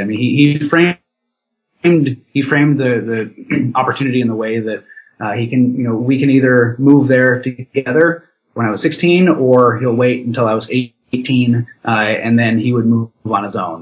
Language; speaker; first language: English; native; English